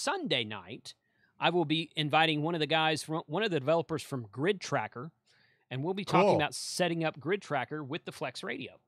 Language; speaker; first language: English; native; English